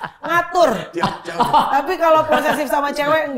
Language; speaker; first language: Indonesian; native; Indonesian